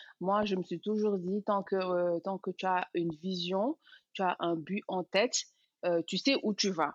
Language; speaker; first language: French; non-native, local second language; Serer